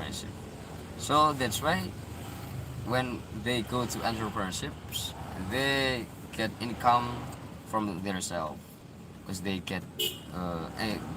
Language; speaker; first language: English; non-native, learner; Indonesian